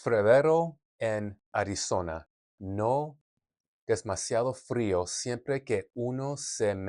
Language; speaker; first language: Spanish; non-native, learner; English